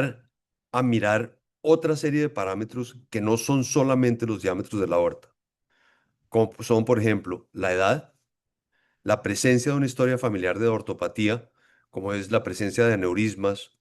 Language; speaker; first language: Spanish; native; Spanish